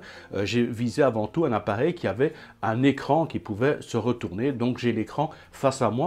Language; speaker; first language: French; native; French